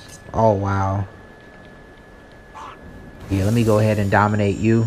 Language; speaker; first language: English; native; English